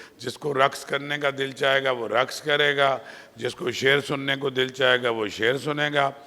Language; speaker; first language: Urdu; native; Urdu